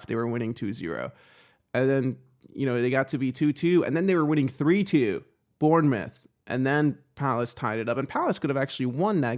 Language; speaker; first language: English; native; English